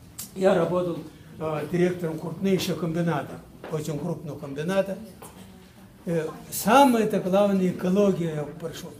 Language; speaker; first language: Russian; non-native, local second language; Tuvinian